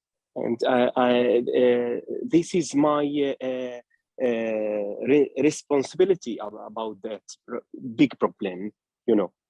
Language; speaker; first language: English; non-native, learner; Arabic